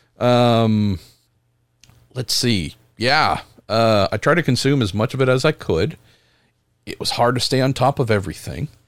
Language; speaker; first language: English; native; English